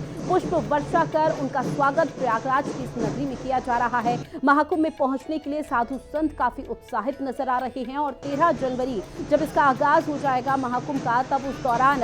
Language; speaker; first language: Hindi; native; Hindi